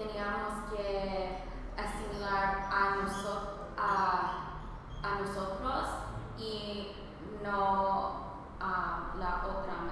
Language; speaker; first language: Spanish; early bilingual, heritage; Spanish